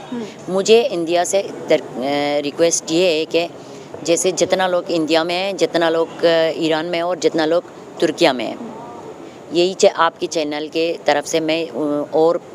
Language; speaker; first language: Hindi; non-native, fluent; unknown